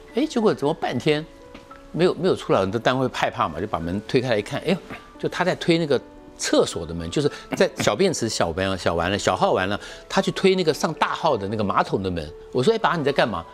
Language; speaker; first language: Chinese; native; Chinese